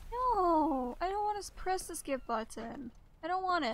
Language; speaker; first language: English; non-native, fluent; Swedish